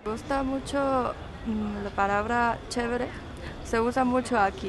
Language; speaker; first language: Spanish; non-native, learner; Chinese